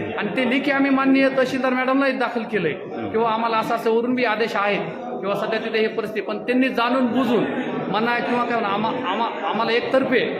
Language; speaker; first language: Marathi; native; Marathi